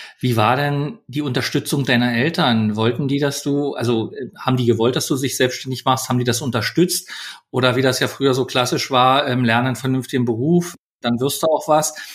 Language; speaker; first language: German; native; German